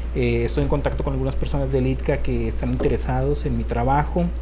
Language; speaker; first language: Spanish; native; Spanish